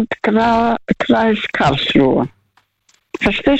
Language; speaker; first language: German; non-native, fluent; Russian